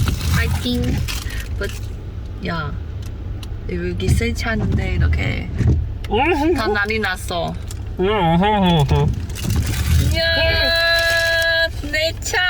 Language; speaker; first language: Korean; non-native, fluent; Chinese